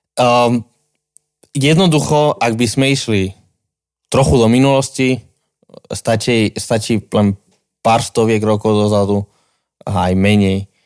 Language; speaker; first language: Slovak; non-native, fluent; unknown